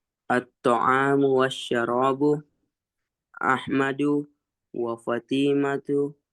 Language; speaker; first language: Arabic; non-native, learner; Indonesian